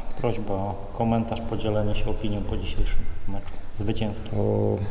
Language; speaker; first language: Polish; native; Polish